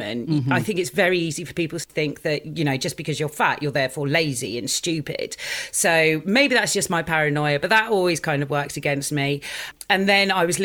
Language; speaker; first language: English; native; English